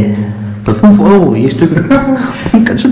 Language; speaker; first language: German; native; German